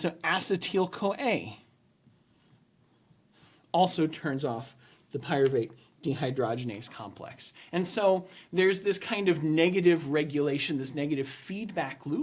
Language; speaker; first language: English; native; English